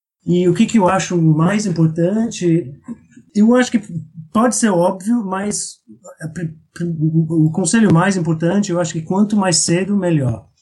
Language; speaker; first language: Portuguese; non-native, fluent; English